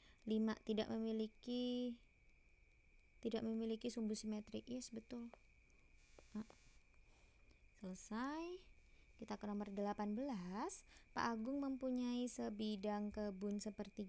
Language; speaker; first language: Indonesian; native; Indonesian